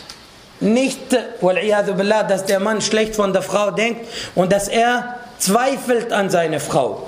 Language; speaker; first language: German; non-native, fluent; Arabic